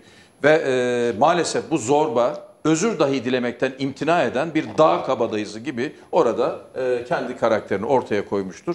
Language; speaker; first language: Turkish; native; Turkish